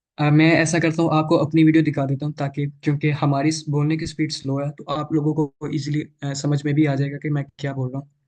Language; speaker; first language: Urdu; non-native, local second language; Punjabi